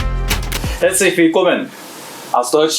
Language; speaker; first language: German; non-native, learner; Japanese